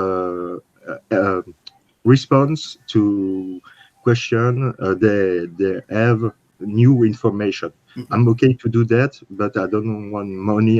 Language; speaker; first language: English; non-native, learner; French